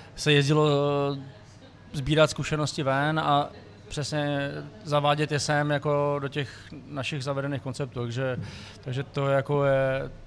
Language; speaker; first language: Czech; early bilingual, other home language; Ukrainian